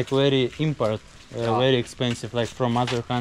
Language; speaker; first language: English; non-native, learner; Russian